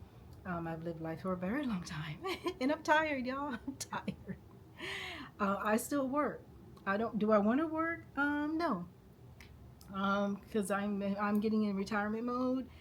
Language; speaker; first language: English; native; English